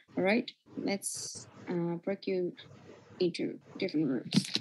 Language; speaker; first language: English; non-native, fluent; Vietnamese